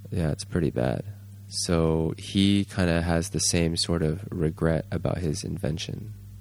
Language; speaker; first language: English; native; English